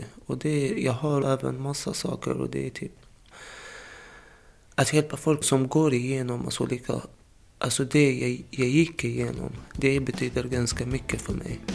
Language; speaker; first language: Swedish; non-native, fluent; Arabic